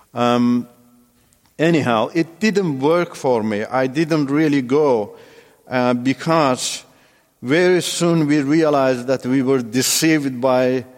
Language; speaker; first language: English; non-native, fluent; Turkish